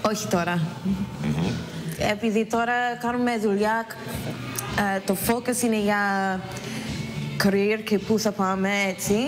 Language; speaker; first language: Greek; non-native, learner; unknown